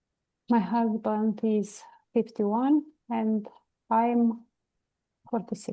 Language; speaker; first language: English; non-native, learner; Romanian